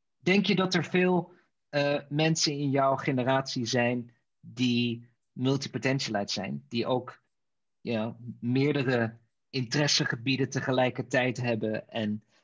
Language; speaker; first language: Dutch; native; Dutch